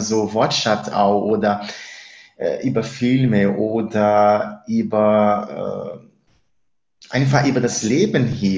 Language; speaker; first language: German; non-native, fluent; Spanish